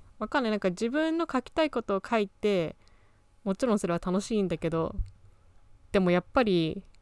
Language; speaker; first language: Japanese; early bilingual, heritage; Japanese